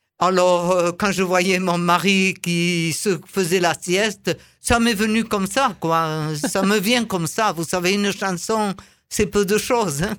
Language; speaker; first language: French; non-native, local second language; Occitan